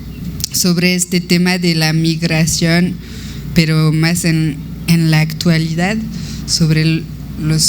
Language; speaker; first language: Spanish; non-native, fluent; French